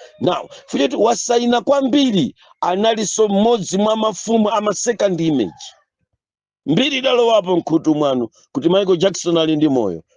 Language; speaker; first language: Nyanja; native; Nyanja